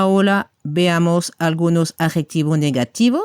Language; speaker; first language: Spanish; non-native, fluent; French